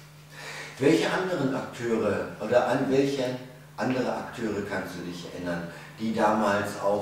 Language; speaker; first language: German; native; German